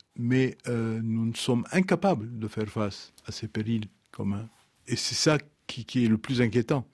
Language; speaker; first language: French; non-native, local second language; Arabic